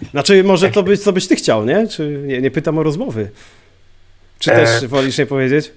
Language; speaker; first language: Polish; native; Polish